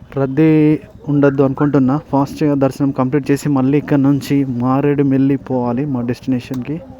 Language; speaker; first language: Telugu; native; Telugu